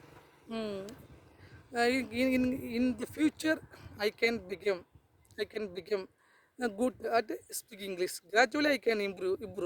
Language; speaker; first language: English; non-native, learner; Tamil